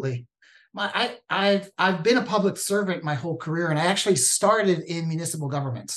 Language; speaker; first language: English; native; English